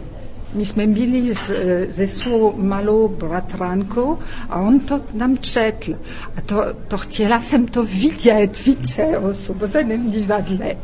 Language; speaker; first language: Czech; non-native, fluent; French